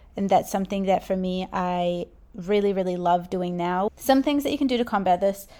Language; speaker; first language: English; native; English